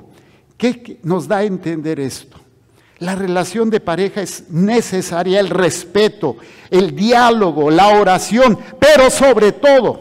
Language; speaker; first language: Spanish; native; Spanish